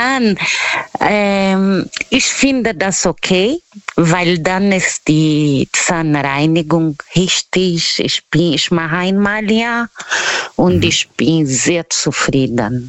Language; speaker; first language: German; non-native, fluent; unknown